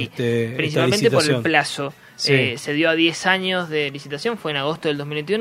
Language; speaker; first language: Spanish; native; Spanish